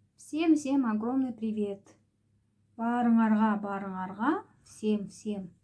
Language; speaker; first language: Russian; non-native, local second language; Kyrgyz